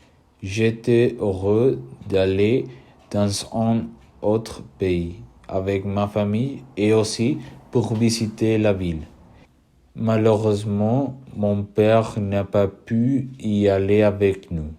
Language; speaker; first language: French; non-native, learner; Spanish